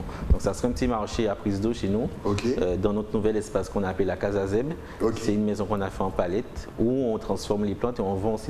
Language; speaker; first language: French; native; French